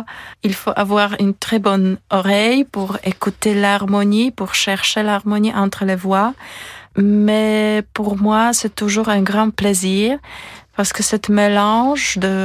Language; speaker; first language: French; non-native, fluent; Polish